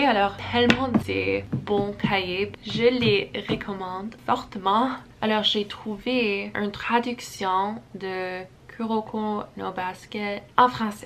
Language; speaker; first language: French; early bilingual, heritage; English